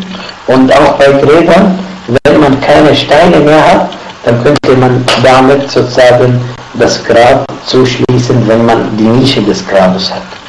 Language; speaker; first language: German; non-native, fluent; Arabic